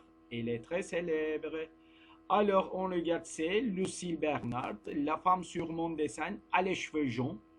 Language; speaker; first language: French; non-native, fluent; Turkish